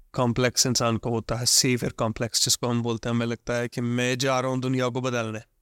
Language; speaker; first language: Hindi; non-native, local second language; Kashmiri